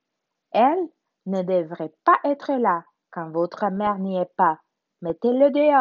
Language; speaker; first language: French; non-native, learner; Spanish